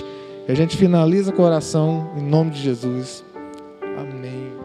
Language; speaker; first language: Portuguese; native; Portuguese